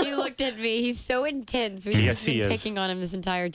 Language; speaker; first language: English; native; English